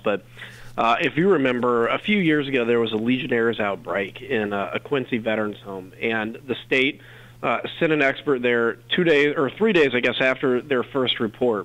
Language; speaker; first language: English; native; English